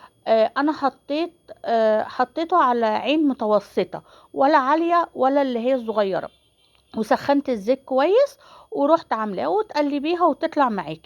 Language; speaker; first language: Arabic; native; Arabic